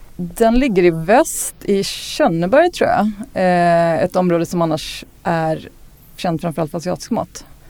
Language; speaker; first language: Swedish; native; Swedish